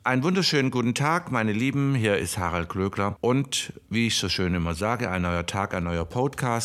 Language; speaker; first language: German; native; German